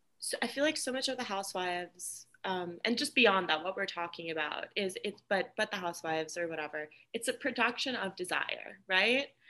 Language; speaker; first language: English; native; English